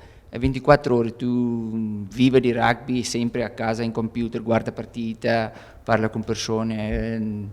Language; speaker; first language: Italian; non-native, learner; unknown